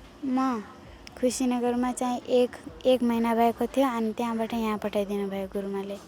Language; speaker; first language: Nepali; non-native, fluent; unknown